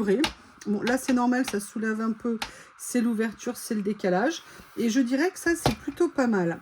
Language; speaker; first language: French; native; French